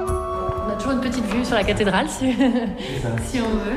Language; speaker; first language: French; native; French